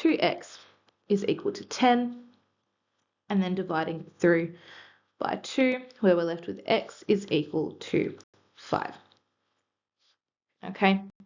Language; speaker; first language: English; native; English